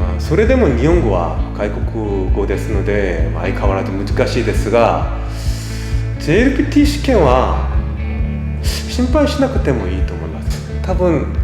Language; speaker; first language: Japanese; non-native, fluent; Korean